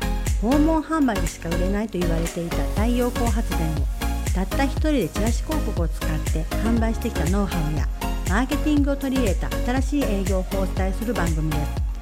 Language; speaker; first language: Japanese; native; Japanese